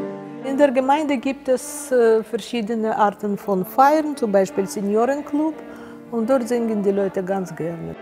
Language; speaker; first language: German; non-native, fluent; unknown